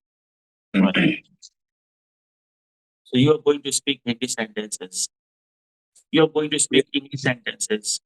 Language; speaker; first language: English; non-native, fluent; Hindi